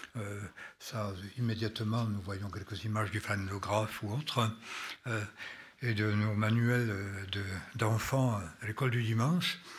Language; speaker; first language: French; native; French